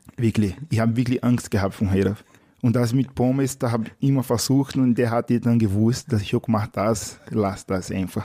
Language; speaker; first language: German; non-native, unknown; Portuguese